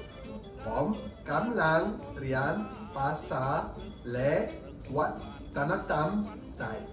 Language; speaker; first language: Thai; non-native, learner; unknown